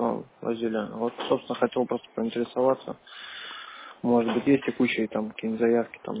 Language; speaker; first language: Russian; native; Russian